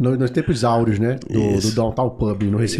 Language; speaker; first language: Portuguese; native; Portuguese